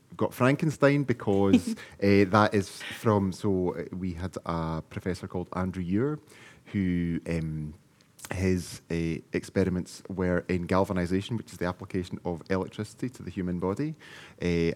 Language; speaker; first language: English; native; English